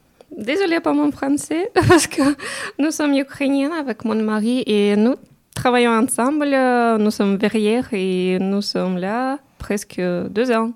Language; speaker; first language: French; non-native, learner; Ukrainian